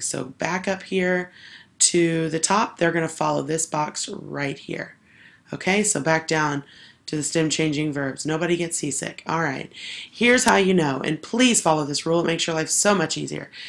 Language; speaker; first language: English; native; English